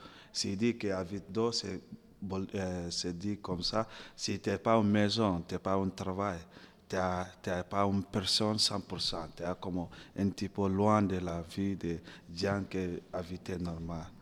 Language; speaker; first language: French; non-native, learner; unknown